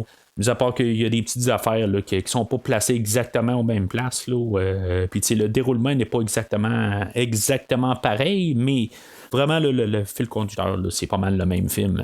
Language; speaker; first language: French; native; French